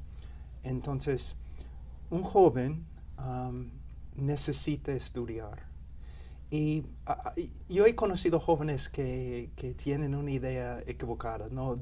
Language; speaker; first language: Spanish; non-native, fluent; English